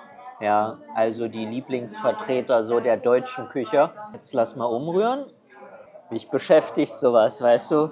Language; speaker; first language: German; non-native, fluent; Chinese